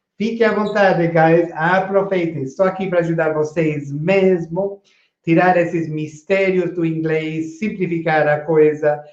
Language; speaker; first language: Portuguese; non-native, fluent; English